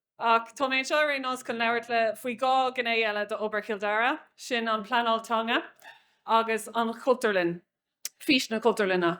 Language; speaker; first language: Irish; non-native, local second language; English